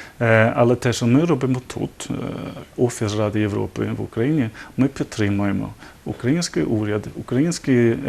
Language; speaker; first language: Ukrainian; non-native, learner; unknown